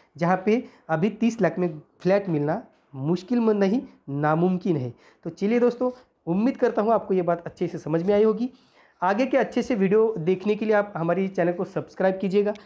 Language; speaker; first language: Hindi; non-native, local second language; Marathi